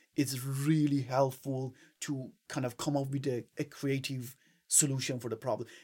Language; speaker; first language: English; non-native, fluent; Persian